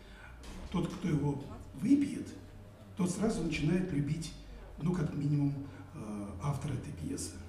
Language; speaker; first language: Russian; native; Russian